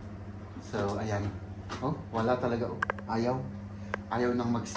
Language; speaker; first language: Filipino; native; Filipino